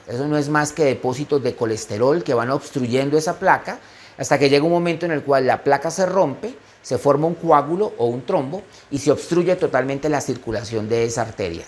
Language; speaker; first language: Spanish; native; Spanish